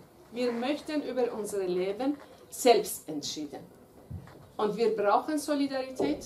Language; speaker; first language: German; non-native, fluent; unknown